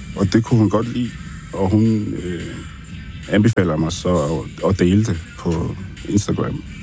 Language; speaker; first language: Danish; early bilingual, other home language; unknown